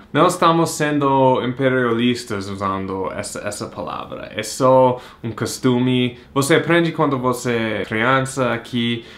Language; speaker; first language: Portuguese; non-native, fluent; English